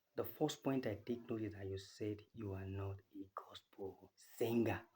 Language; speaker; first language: English; non-native, local second language; Yoruba